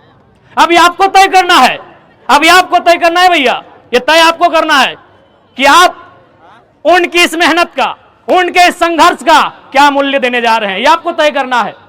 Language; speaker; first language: Hindi; non-native, local second language; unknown